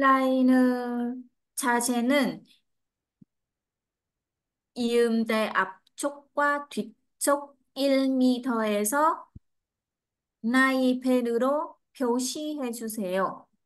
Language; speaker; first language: Korean; non-native, learner; Vietnamese